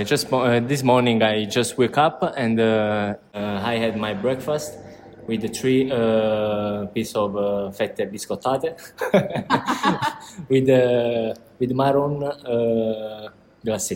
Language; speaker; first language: English; non-native, learner; Italian